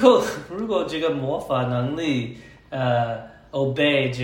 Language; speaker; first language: Chinese; non-native, learner; English